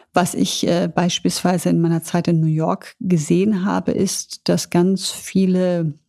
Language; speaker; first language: German; native; German